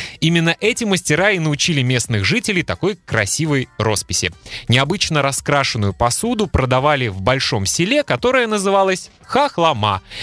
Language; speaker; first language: Russian; native; Russian